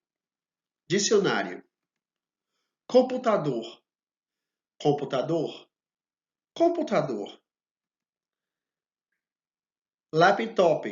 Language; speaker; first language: Portuguese; non-native, fluent; English